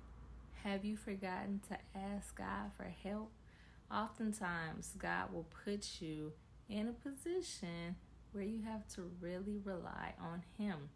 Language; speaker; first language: English; native; English